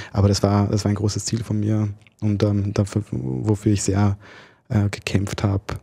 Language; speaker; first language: German; early bilingual, other home language; Bosnian